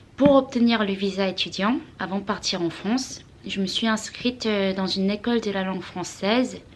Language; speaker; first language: French; non-native, fluent; Korean